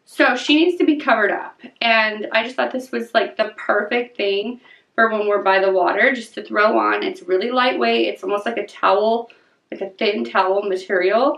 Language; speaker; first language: English; native; English